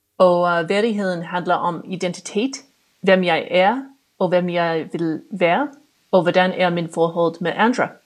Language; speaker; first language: Danish; non-native, fluent; English